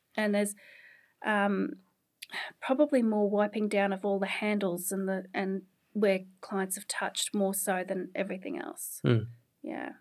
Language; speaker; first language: English; native; English